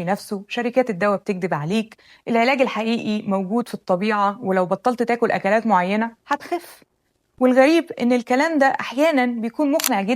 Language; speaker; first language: Arabic; native; Arabic